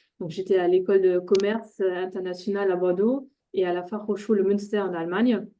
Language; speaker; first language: French; non-native, fluent; German